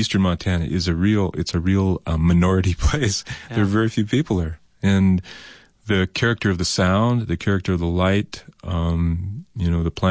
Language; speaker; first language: English; native; English